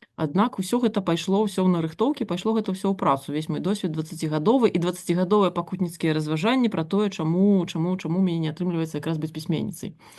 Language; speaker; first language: Belarusian; non-native, local second language; Russian